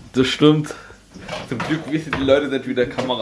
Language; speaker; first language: German; native; German